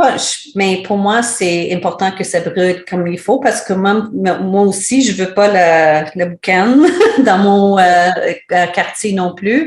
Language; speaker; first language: French; non-native, learner; English